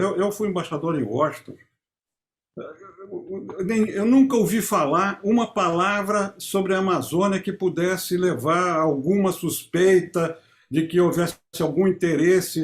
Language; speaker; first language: Portuguese; native; Portuguese